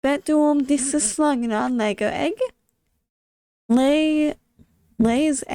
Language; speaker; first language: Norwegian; non-native, learner; English